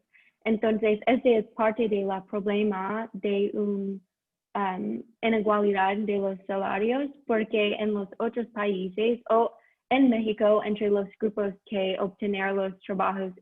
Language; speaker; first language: Spanish; non-native, learner; English